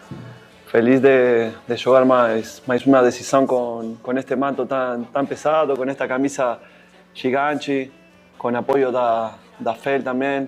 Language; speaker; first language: Portuguese; non-native, fluent; Spanish